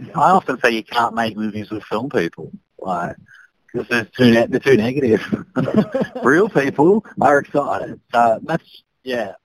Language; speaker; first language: English; native; English